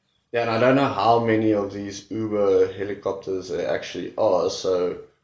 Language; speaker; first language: English; non-native, local second language; Afrikaans